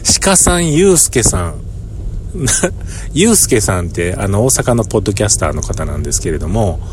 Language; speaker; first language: Japanese; native; Japanese